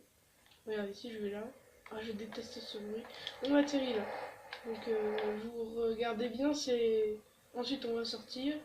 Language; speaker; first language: French; native; French